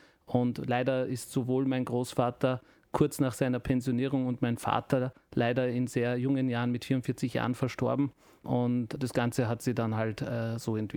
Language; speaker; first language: German; early bilingual, other home language; Turkish